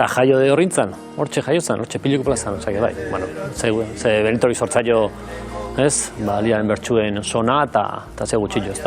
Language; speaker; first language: Basque; native; Basque